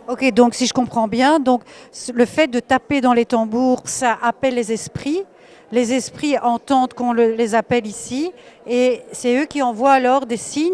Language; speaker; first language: French; native; French